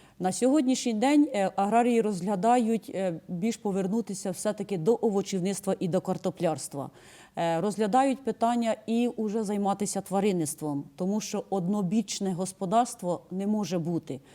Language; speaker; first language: Ukrainian; native; Ukrainian